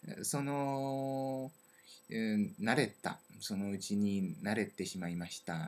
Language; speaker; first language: Japanese; non-native, learner; French